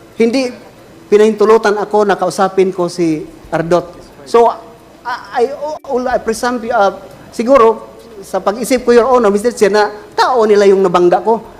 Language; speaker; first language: Filipino; non-native, local second language; Cebuano